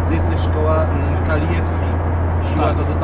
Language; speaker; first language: Polish; non-native, learner; Russian